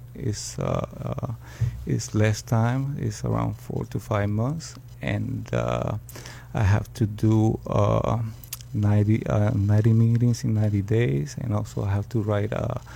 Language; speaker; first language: English; early bilingual, other home language; Spanish